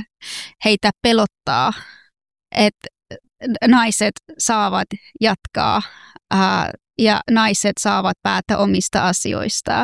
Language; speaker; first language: Finnish; non-native, fluent; Persian